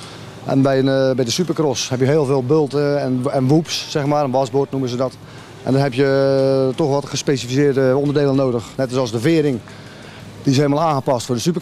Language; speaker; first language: Dutch; native; Dutch